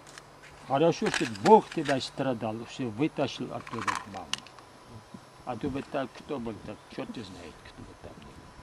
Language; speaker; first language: Russian; non-native, local second language; Uyghur